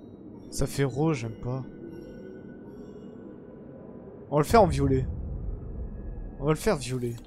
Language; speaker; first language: French; native; French